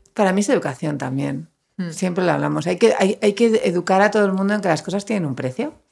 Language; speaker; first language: Spanish; native; Spanish